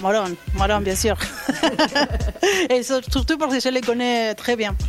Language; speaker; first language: French; non-native, learner; Spanish